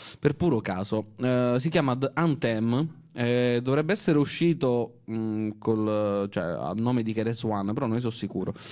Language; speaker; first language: Italian; native; Italian